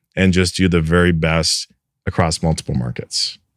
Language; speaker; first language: English; native; English